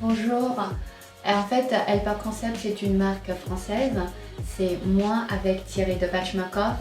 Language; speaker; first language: French; non-native, fluent; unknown